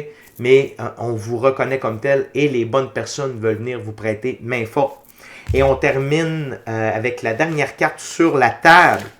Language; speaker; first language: French; native; French